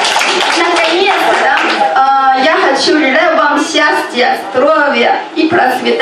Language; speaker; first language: Russian; non-native, learner; Chinese